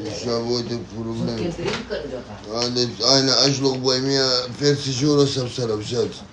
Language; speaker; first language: German; non-native, learner; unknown